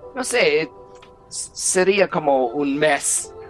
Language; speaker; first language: Spanish; non-native, fluent; English